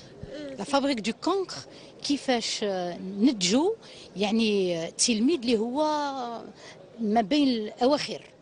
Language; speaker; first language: Arabic; native; Arabic